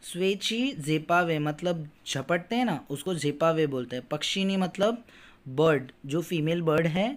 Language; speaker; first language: Hindi; non-native, local second language; Marathi